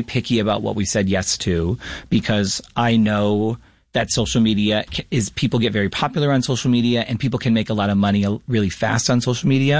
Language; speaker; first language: English; native; English